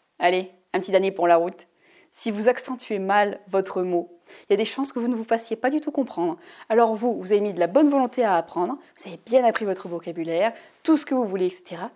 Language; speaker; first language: French; native; French